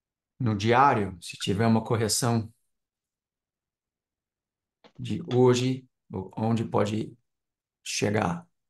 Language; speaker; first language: Portuguese; non-native, fluent; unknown